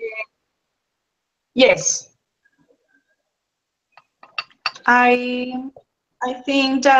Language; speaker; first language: English; non-native, learner; Spanish